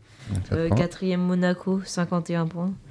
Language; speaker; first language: French; native; French